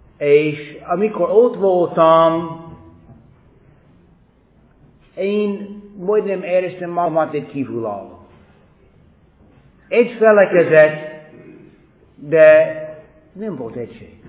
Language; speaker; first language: Hungarian; non-native, fluent; English